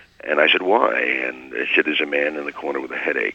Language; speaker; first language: English; native; English